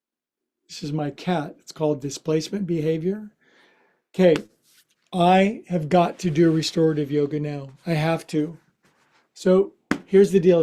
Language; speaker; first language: English; native; English